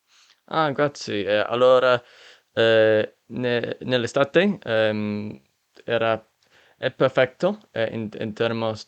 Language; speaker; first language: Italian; non-native, learner; English